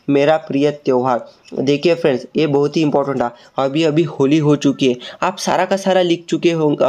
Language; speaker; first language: Hindi; non-native, local second language; Marathi